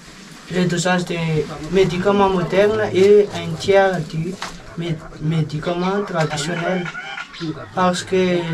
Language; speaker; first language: French; non-native, learner; Malagasy